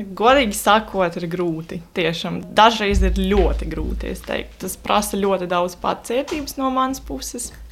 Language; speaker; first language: Latvian; non-native, local second language; Russian